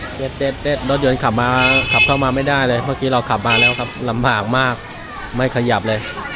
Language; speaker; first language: Thai; non-native, fluent; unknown